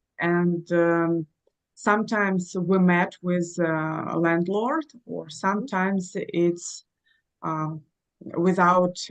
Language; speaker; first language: English; non-native, learner; Russian